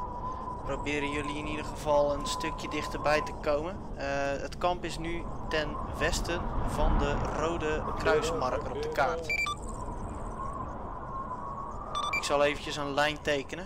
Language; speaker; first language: Dutch; native; Dutch